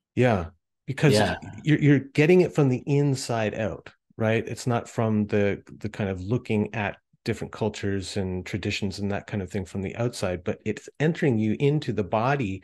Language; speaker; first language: English; native; English